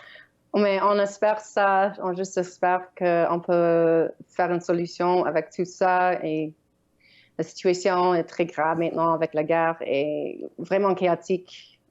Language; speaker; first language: French; non-native, learner; Ukrainian